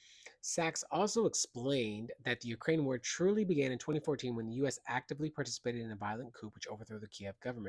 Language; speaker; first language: English; native; English